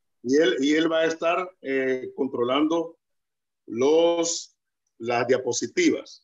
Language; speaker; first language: Spanish; native; Spanish